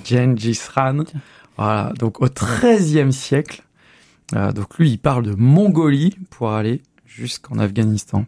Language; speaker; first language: French; native; French